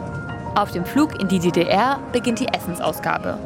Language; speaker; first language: German; native; German